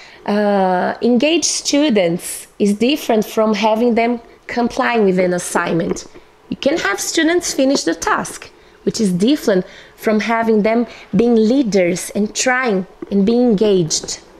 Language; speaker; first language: English; non-native, fluent; Portuguese